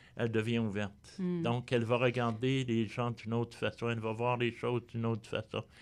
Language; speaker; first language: French; non-native, fluent; Spanish